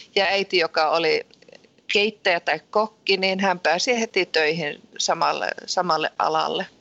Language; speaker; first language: Finnish; early bilingual, heritage; Finnish